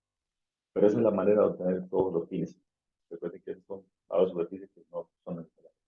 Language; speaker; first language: Spanish; native; Spanish